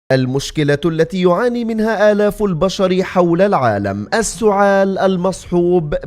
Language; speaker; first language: Arabic; native; Arabic